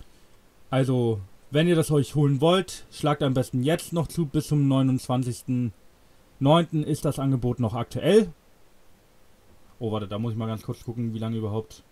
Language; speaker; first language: German; native; German